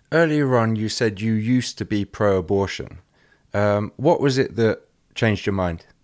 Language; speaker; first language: English; native; English